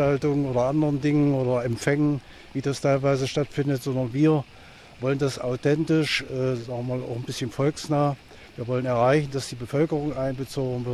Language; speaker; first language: German; native; German